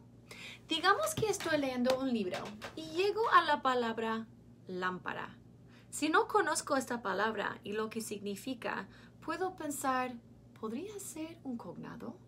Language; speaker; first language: Spanish; non-native, fluent; English